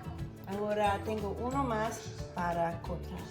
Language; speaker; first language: Spanish; non-native, learner; English